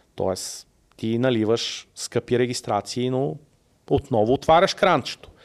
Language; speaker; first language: Bulgarian; native; Bulgarian